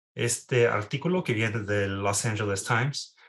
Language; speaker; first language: Spanish; early bilingual, heritage; Spanish